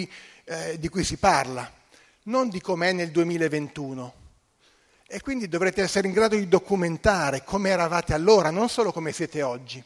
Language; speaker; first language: Italian; native; Italian